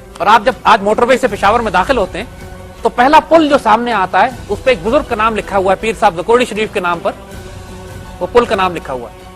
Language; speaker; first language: Urdu; native; Urdu